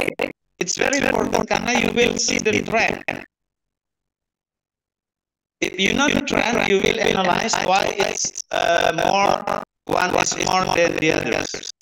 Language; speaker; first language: English; non-native, fluent; Indonesian